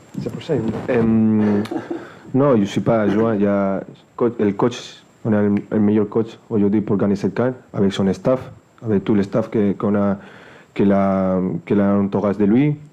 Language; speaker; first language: French; non-native, fluent; Spanish